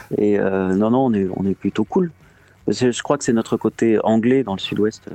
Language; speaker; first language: French; native; French